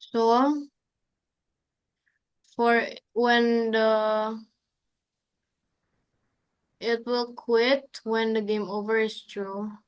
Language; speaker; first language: English; non-native, learner; Indonesian